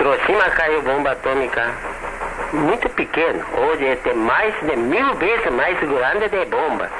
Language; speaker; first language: Portuguese; non-native, learner; Japanese